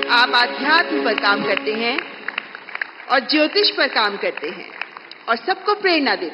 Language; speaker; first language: Hindi; native; Hindi